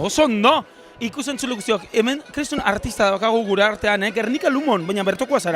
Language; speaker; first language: Basque; native; Basque